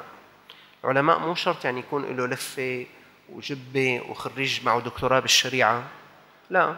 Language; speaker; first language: Arabic; native; Arabic